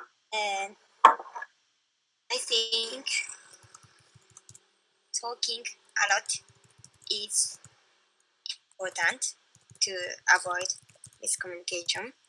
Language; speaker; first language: English; non-native, learner; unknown